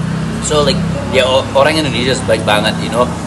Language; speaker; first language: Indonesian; non-native, fluent; English